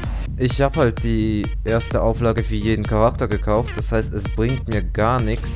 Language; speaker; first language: German; native; German